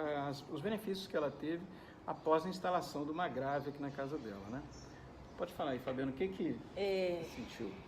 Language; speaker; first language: Portuguese; native; Portuguese